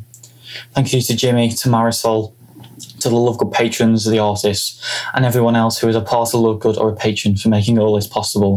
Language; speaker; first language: English; native; English